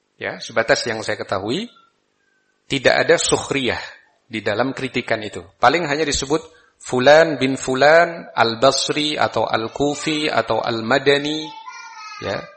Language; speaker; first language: Malay; non-native, local second language; Javanese